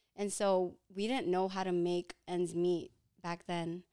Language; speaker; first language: English; early bilingual, other home language; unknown